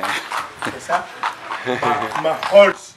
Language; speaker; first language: French; non-native, learner; Spanish